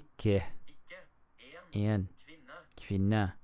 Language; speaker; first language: Norwegian; non-native, learner; English